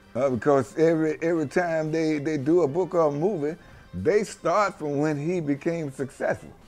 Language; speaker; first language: English; native; English